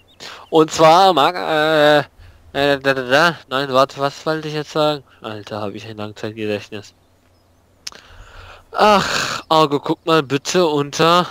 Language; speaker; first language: German; native; German